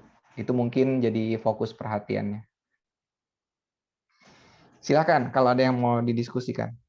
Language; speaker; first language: Indonesian; native; Indonesian